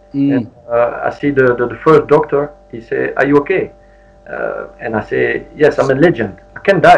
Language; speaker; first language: English; non-native, learner; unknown